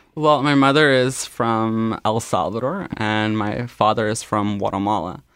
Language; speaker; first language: English; non-native, fluent; Spanish